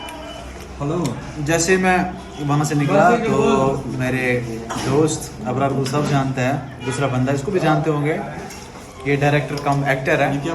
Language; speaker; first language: Hindi; non-native, local second language; Kashmiri